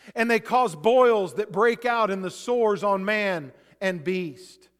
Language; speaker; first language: English; native; English